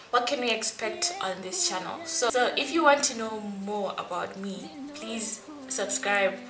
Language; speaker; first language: English; non-native, local second language; Shona